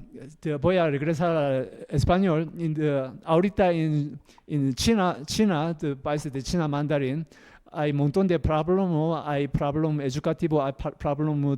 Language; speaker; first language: Spanish; non-native, learner; Korean